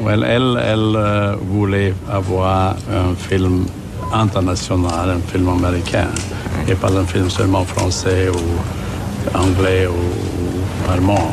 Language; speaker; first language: French; non-native, fluent; German